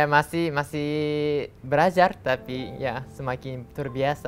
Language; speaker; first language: Indonesian; non-native, learner; Japanese